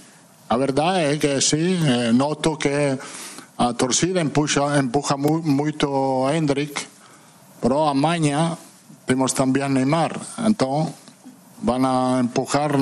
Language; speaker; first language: Portuguese; non-native, fluent; Italian